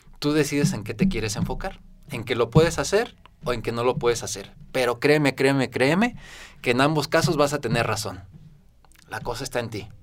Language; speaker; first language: Spanish; native; Spanish